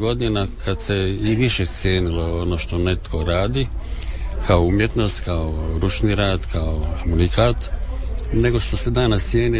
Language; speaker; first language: Serbian; native; Serbian